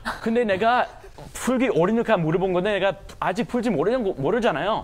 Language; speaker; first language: Korean; non-native, fluent; English